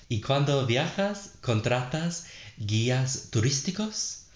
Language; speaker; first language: Spanish; non-native, learner; English